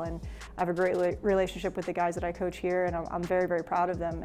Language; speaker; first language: English; native; English